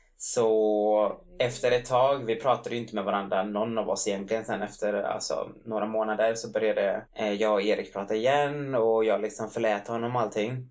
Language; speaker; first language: Swedish; native; Swedish